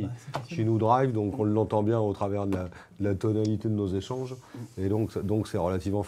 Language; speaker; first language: French; native; French